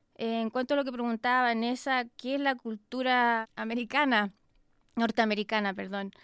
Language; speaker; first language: Spanish; native; Spanish